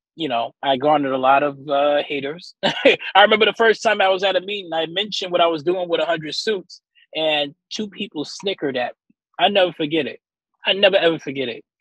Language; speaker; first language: English; native; English